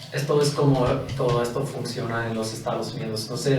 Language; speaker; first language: Spanish; non-native, fluent; English